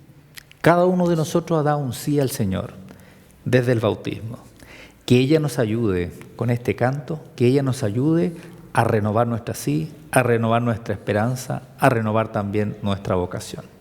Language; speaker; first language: Spanish; native; Spanish